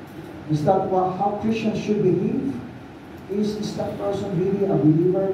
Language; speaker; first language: English; non-native, local second language; Filipino